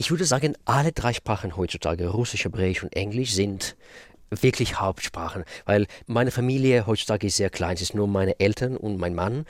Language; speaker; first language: German; non-native, fluent; Russian